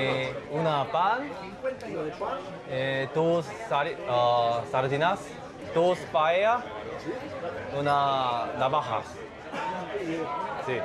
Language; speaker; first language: Spanish; non-native, learner; Korean